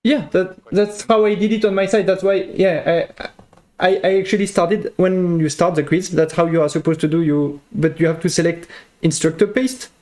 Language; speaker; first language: English; non-native, fluent; French